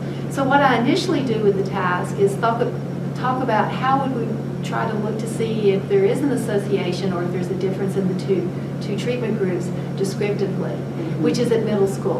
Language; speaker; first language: English; native; English